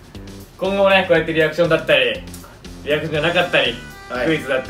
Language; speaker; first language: Japanese; native; Japanese